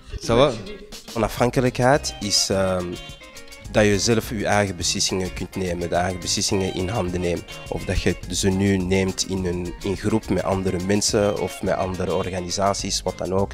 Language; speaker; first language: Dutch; early bilingual, other home language; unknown